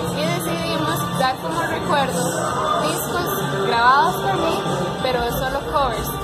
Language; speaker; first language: Spanish; native; Spanish